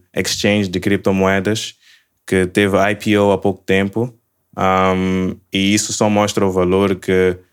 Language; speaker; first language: Portuguese; native; Portuguese